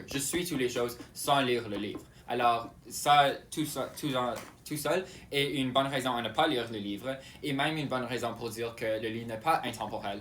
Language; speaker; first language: French; non-native, local second language; English